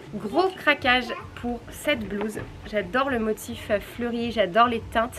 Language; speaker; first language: French; native; French